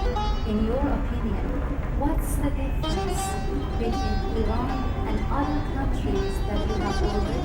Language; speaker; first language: English; non-native, fluent; Persian